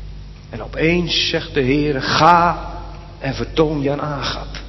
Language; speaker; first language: Dutch; native; Dutch